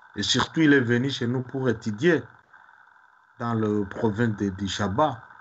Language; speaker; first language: French; non-native, local second language; Swahili